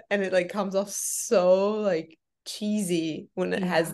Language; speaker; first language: English; native; English